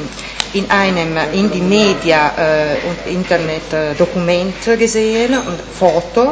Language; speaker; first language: German; non-native, fluent; Italian